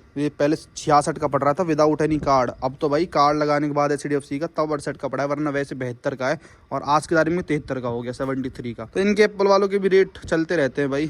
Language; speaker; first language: Hindi; native; Hindi